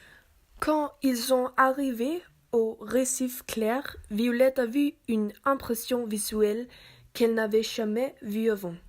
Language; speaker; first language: French; non-native, learner; English